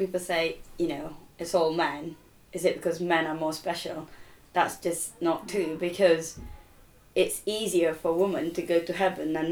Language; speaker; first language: English; non-native, local second language; Malay